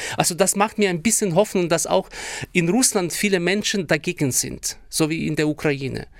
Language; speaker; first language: German; non-native, fluent; Ukrainian